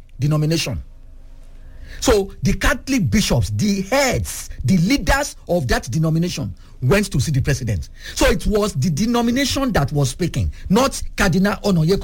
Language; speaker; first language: English; non-native, local second language; Yoruba